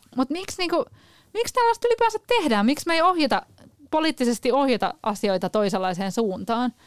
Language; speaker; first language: Finnish; native; Finnish